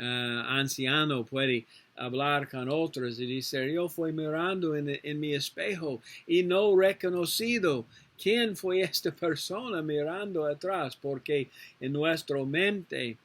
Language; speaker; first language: Spanish; non-native, learner; English